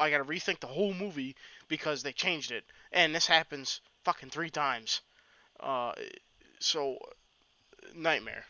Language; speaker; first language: English; native; English